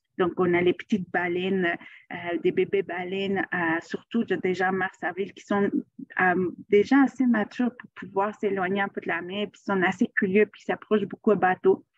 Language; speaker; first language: French; non-native, fluent; Spanish